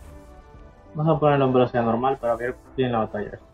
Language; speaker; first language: Spanish; native; Spanish